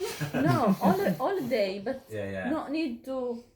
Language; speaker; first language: English; non-native, learner; Arabic